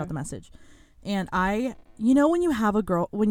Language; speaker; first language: English; early bilingual, other home language; Spanish